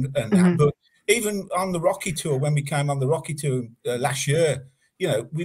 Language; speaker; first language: English; native; English